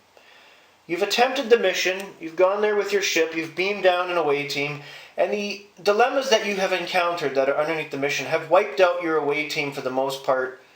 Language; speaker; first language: English; native; English